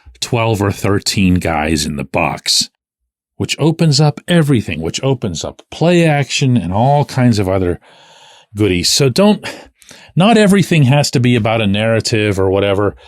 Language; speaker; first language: English; native; English